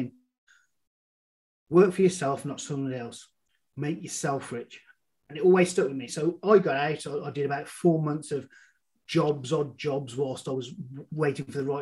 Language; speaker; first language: English; native; English